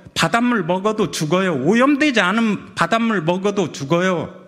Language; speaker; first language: Korean; native; Korean